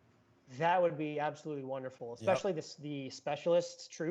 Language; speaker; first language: English; native; English